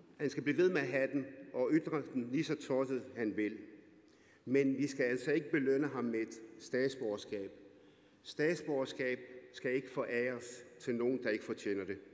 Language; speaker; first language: Danish; early bilingual, other home language; Arabic